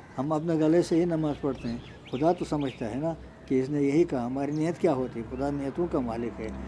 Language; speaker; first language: Urdu; non-native, local second language; Shina